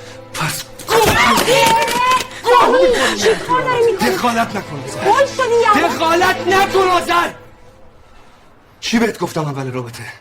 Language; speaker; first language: Persian; native; Persian